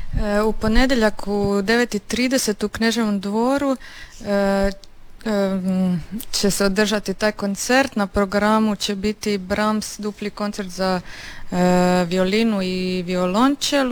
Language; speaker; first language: Serbian; native; Serbian